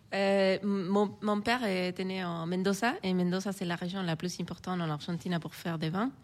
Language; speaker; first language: French; non-native, fluent; Spanish